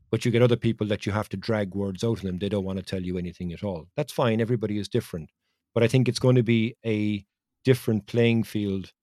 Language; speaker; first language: English; native; English